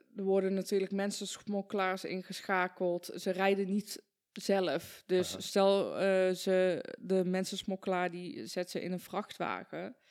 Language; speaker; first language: Dutch; early bilingual, other home language; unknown